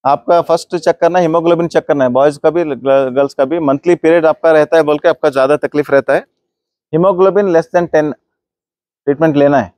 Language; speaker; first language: Hindi; non-native, local second language; Kannada